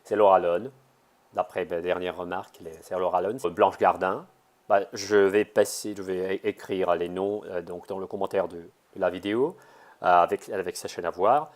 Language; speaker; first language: French; non-native, fluent; Russian